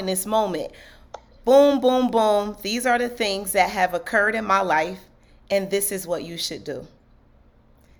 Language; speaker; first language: English; native; English